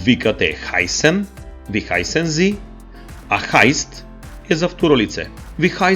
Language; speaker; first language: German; non-native, fluent; Macedonian